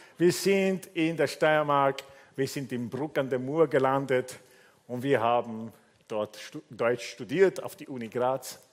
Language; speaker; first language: German; non-native, fluent; Italian